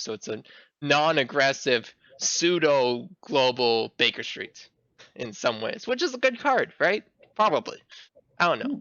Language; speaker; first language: English; native; English